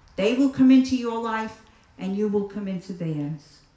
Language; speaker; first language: English; native; English